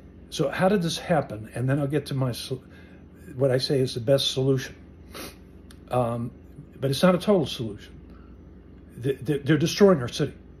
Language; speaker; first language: English; native; English